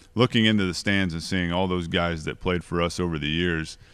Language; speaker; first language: English; native; English